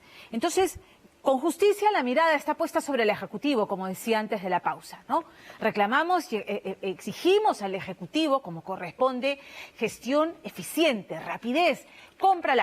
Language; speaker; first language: Spanish; native; Spanish